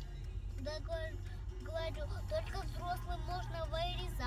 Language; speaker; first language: Russian; early bilingual, heritage; Russian